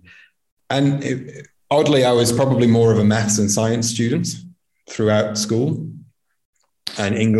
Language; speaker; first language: English; native; English